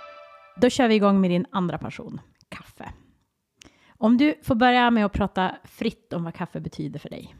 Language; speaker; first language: Swedish; native; Swedish